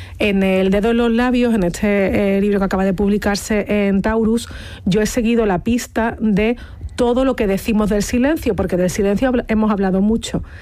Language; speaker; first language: Spanish; native; Spanish